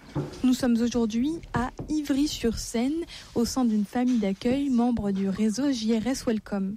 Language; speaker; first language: French; native; French